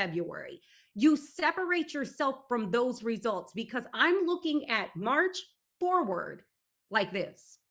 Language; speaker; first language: English; native; English